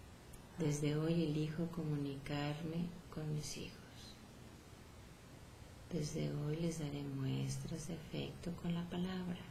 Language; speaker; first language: Spanish; native; Spanish